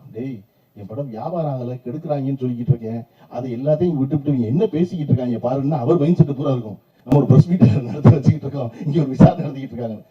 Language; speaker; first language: Tamil; native; Tamil